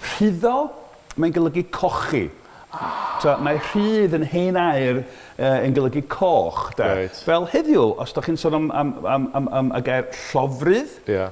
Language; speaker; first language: Welsh; non-native, fluent; English